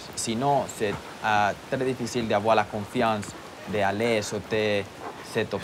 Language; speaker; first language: French; non-native, fluent; Spanish